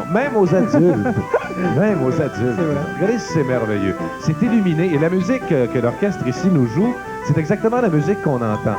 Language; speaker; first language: French; native; French